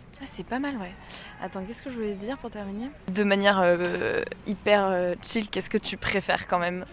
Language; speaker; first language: French; native; French